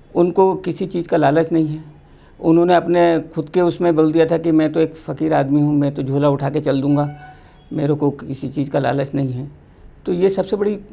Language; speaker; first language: Hindi; native; Hindi